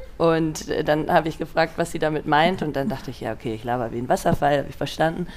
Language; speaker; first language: German; native; German